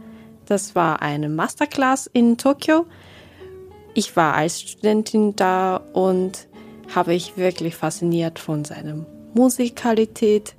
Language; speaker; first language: German; non-native, learner; Japanese